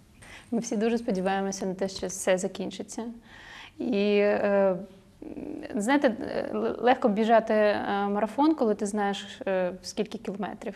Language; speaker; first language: Ukrainian; non-native, local second language; Russian